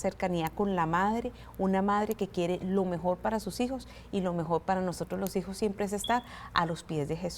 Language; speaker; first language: Spanish; native; Spanish